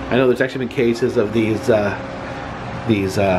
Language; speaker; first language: English; native; English